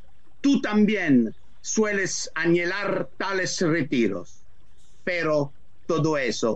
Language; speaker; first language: Spanish; non-native, fluent; Italian